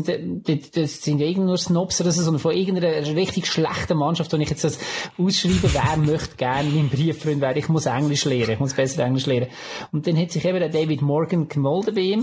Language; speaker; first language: German; native; German